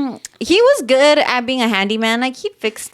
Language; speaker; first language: English; native; English